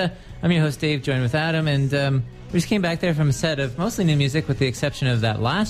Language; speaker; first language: English; native; English